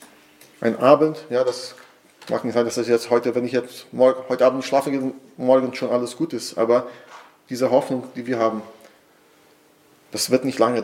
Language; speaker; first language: German; non-native, fluent; Portuguese